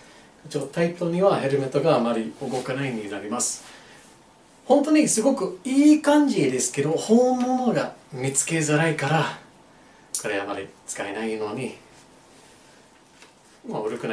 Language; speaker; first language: Japanese; non-native, learner; English